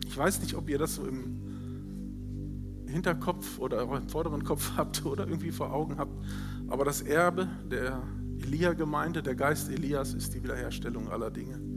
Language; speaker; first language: German; native; German